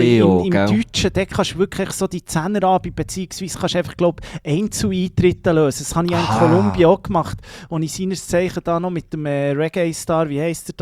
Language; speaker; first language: German; native; German